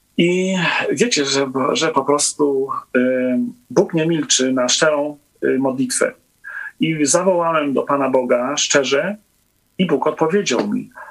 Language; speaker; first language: Polish; native; Polish